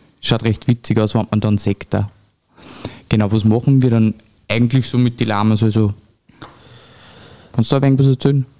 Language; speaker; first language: German; native; German